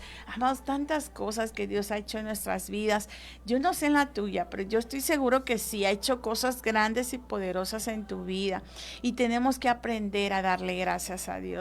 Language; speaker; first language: Spanish; native; Spanish